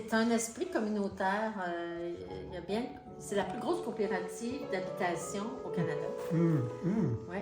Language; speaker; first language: French; native; French